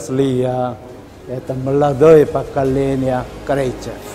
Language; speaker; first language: Russian; non-native, learner; Korean